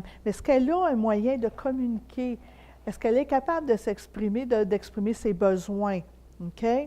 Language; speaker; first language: French; native; French